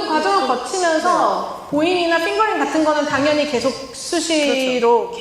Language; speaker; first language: Korean; native; Korean